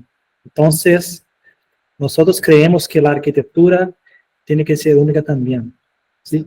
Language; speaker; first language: Spanish; non-native, fluent; Portuguese